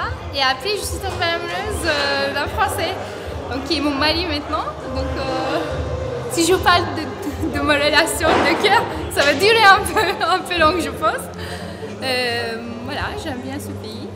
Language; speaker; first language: French; non-native, fluent; Turkish